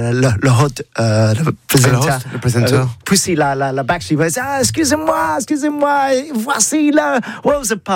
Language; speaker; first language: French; non-native, learner; English